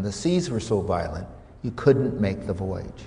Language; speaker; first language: English; native; English